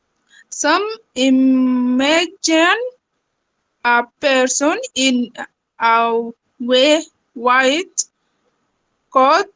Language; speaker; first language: English; non-native, learner; Arabic